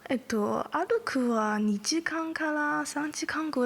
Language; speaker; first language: Japanese; non-native, learner; Chinese